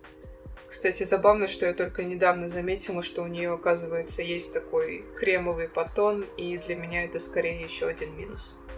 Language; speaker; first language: Russian; native; Russian